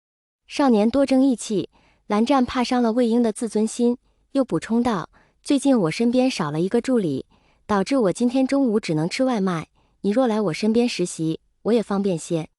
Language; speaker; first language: Chinese; native; Chinese